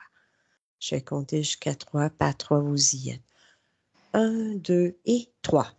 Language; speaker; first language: French; native; French